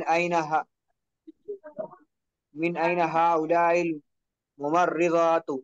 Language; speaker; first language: Arabic; non-native, learner; Urdu